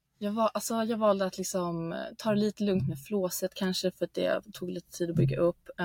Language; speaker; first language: Swedish; non-native, fluent; German